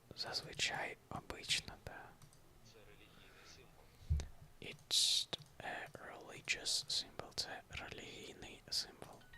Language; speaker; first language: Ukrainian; non-native, learner; Russian